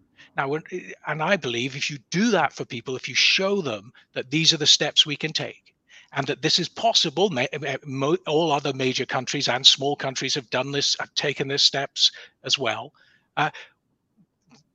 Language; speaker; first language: English; native; English